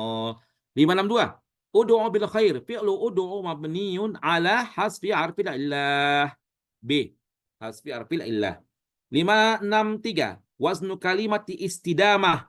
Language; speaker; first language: Arabic; non-native, fluent; Indonesian